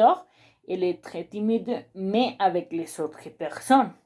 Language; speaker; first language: French; non-native, learner; Spanish